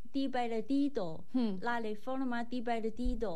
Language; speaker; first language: Spanish; non-native, learner; Chinese